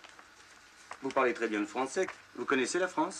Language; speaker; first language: French; native; French